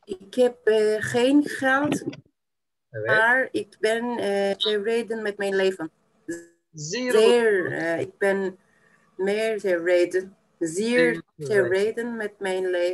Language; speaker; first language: Dutch; non-native, learner; Turkish